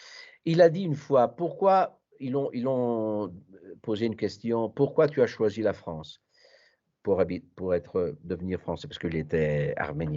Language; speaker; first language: French; non-native, fluent; Italian